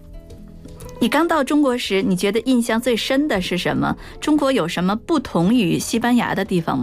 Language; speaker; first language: Chinese; native; Chinese